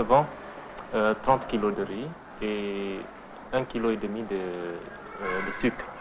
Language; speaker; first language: French; non-native, fluent; Indonesian